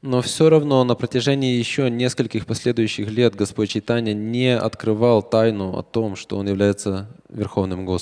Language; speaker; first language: Russian; native; Russian